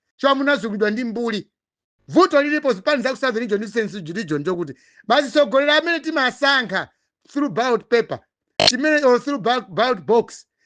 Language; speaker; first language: Nyanja; non-native, local second language; Tumbuka